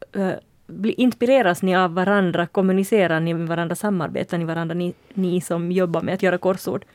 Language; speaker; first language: Swedish; native; Swedish